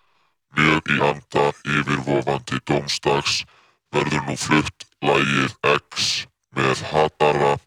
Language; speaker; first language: Icelandic; native; Icelandic